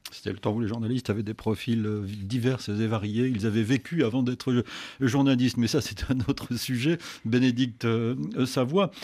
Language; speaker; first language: French; native; French